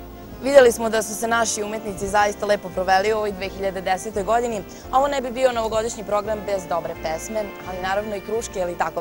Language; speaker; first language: Serbian; native; Serbian